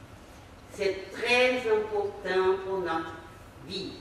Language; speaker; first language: French; non-native, fluent; Portuguese